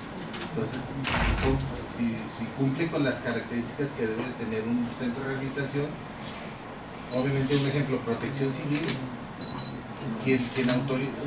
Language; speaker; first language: Spanish; native; Spanish